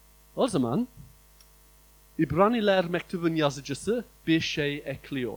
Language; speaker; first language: Turkish; non-native, fluent; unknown